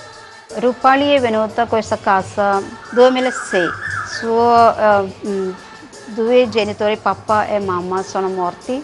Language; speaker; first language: Italian; non-native, learner; Malayalam